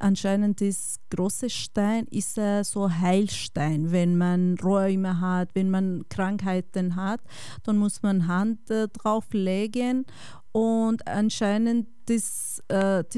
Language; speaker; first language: German; non-native, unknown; Kurdish